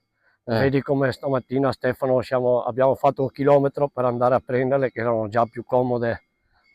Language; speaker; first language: Italian; non-native, local second language; Venetian